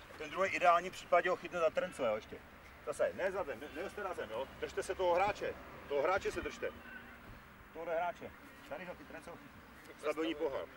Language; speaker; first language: Czech; native; Czech